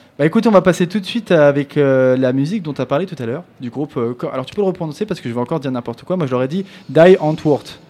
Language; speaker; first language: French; native; French